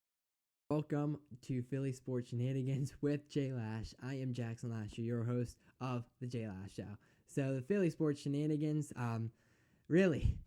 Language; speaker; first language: English; native; English